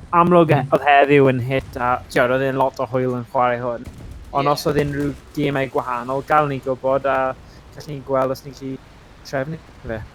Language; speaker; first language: Welsh; non-native, local second language; English